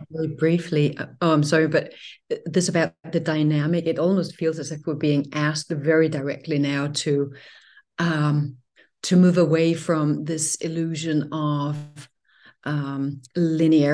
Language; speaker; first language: English; non-native, fluent; Danish